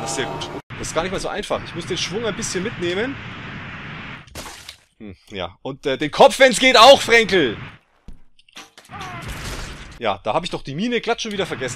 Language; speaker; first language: German; native; German